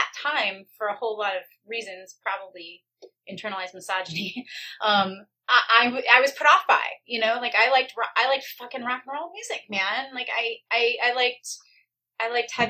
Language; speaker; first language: English; native; English